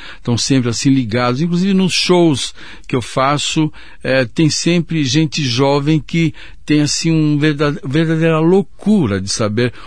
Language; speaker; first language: Portuguese; non-native, fluent; Italian